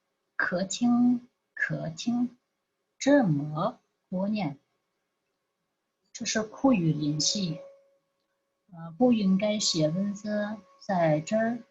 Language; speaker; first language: Chinese; non-native, fluent; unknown